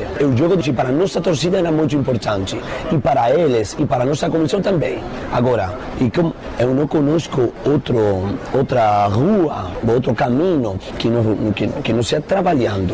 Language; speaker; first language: Portuguese; non-native, fluent; Spanish